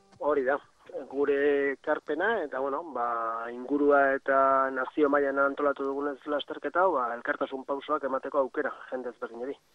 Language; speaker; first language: Basque; native; Basque